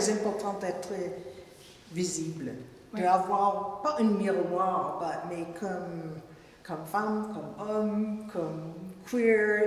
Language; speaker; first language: French; non-native, fluent; English